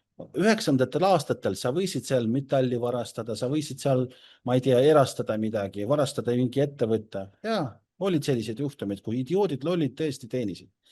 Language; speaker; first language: Estonian; non-native, local second language; Russian